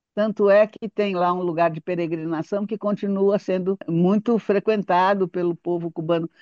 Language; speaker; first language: Portuguese; native; Portuguese